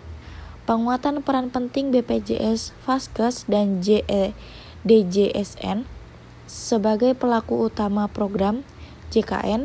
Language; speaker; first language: Indonesian; native; Indonesian